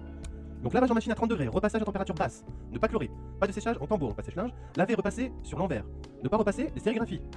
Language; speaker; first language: French; native; French